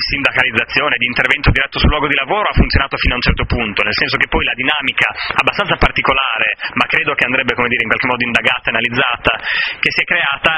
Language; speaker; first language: Italian; native; Italian